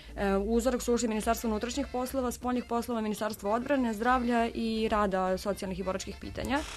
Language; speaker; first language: Serbian; native; Serbian